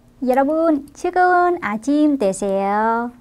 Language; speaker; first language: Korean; non-native, fluent; Vietnamese